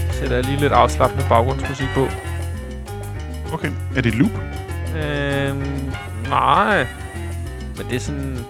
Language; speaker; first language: Danish; native; Danish